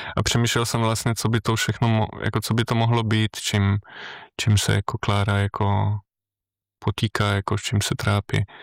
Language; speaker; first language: Czech; non-native, fluent; Slovenian